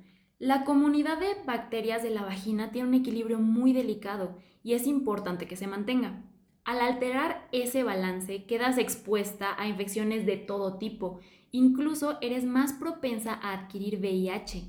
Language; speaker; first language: Spanish; native; Spanish